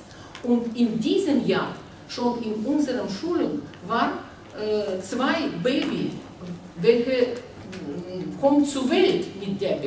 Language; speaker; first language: German; non-native, learner; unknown